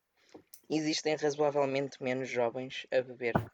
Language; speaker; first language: Portuguese; native; Portuguese